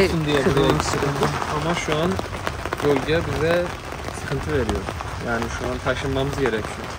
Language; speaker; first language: Turkish; native; Turkish